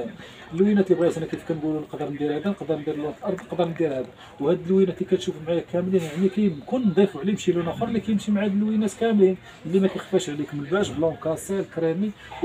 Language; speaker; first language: Arabic; native; Arabic